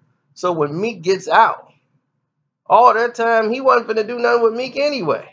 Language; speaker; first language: English; native; English